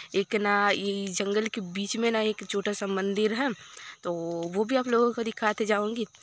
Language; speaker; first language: Hindi; native; Hindi